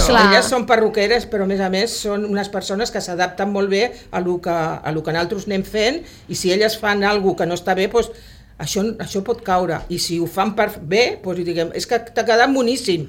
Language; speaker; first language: Catalan; native; Catalan